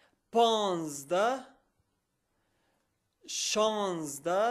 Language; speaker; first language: Persian; non-native, learner; Arabic